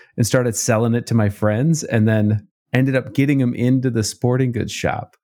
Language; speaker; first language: English; native; English